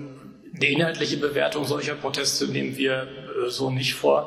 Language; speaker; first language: German; native; German